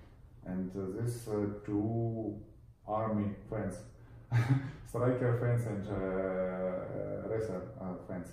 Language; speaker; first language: English; non-native, learner; Russian